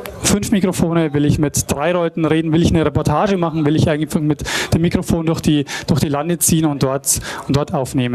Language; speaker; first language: German; native; German